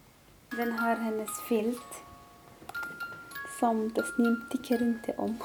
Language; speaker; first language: Swedish; non-native, learner; Arabic